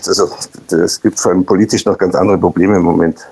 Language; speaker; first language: German; native; German